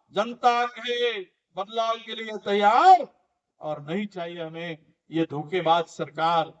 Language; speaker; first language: Hindi; non-native, local second language; Marathi